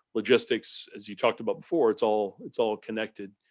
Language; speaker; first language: English; native; English